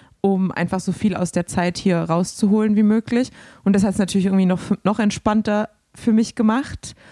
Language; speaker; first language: German; native; German